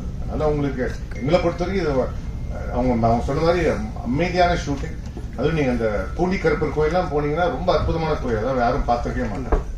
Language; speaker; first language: Tamil; native; Tamil